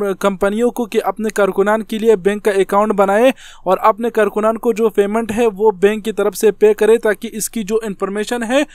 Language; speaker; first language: Urdu; non-native, local second language; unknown